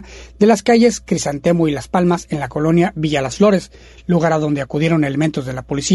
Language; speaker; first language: Spanish; native; Spanish